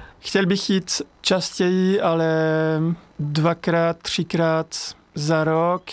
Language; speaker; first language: Czech; non-native, fluent; French